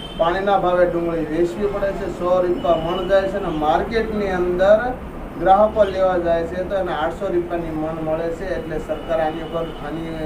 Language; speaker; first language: Gujarati; native; Gujarati